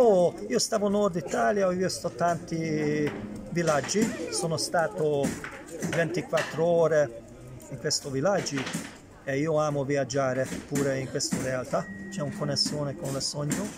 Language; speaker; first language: Italian; non-native, learner; Hungarian